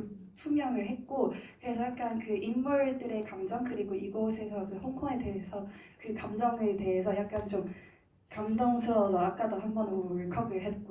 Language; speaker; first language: Korean; non-native, fluent; Cantonese